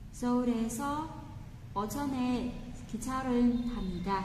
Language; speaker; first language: Korean; non-native, fluent; Vietnamese